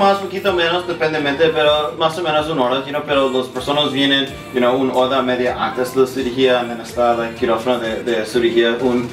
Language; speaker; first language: Spanish; early bilingual, heritage; English